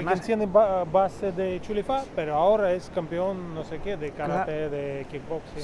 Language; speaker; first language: Spanish; non-native, fluent; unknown